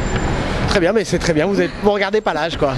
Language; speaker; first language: French; native; French